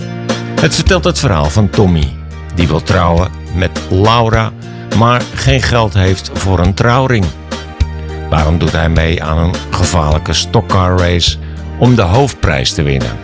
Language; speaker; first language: Dutch; native; Dutch